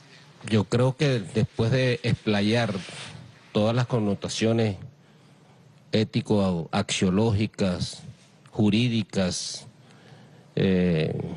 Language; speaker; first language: Spanish; native; Spanish